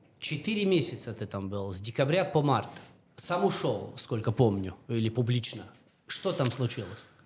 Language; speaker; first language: Russian; non-native, local second language; Latvian